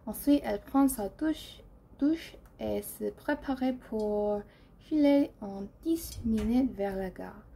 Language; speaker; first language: French; non-native, learner; English